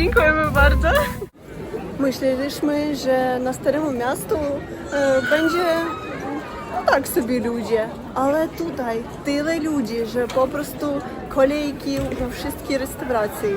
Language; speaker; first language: Polish; non-native, learner; Russian